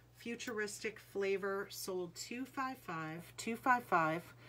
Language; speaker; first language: English; native; English